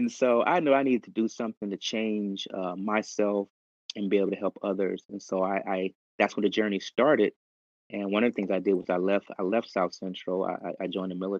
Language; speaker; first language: English; native; English